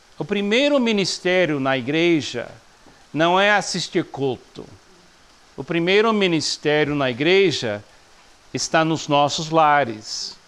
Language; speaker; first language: Portuguese; non-native, fluent; English